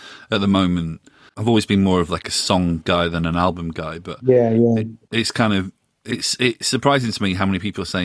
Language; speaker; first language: English; native; English